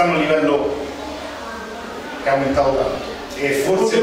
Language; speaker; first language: Italian; native; Italian